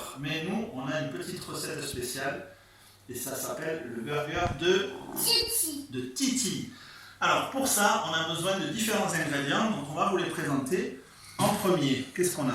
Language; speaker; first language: French; native; French